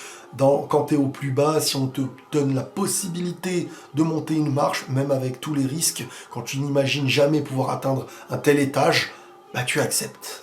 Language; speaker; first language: French; native; French